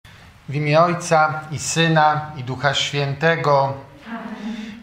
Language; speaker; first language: Polish; native; Polish